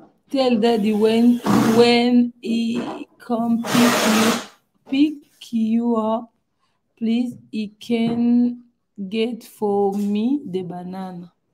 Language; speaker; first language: English; non-native, learner; Lingala